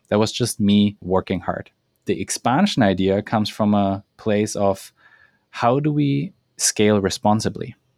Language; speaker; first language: English; non-native, fluent; German